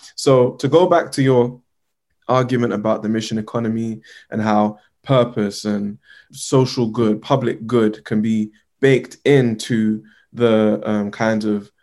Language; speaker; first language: English; native; English